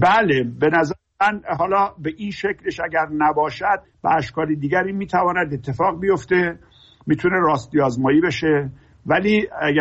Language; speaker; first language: Persian; native; Persian